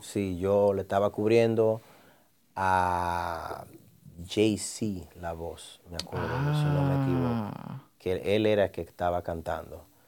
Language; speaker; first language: Spanish; early bilingual, heritage; Spanish